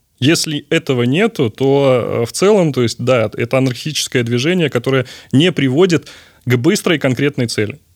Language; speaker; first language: Russian; native; Russian